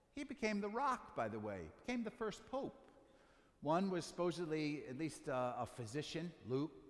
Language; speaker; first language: English; native; English